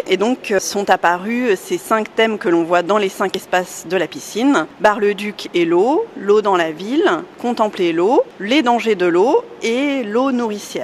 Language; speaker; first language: French; native; French